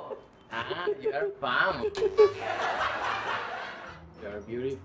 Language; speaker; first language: English; non-native, learner; Spanish